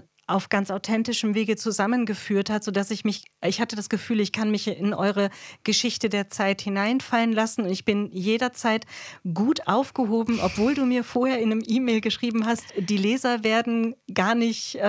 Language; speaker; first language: German; native; German